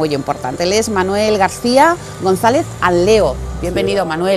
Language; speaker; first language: Spanish; native; Spanish